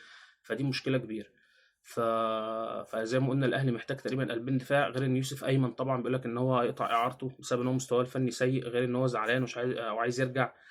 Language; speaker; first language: Arabic; native; Arabic